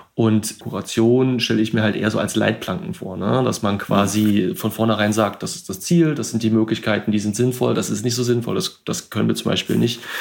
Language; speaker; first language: German; native; German